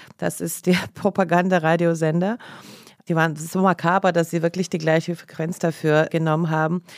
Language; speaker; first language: German; non-native, fluent; Russian